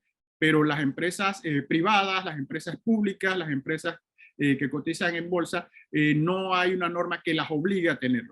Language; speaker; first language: Spanish; native; Spanish